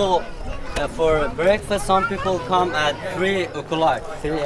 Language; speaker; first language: English; non-native, fluent; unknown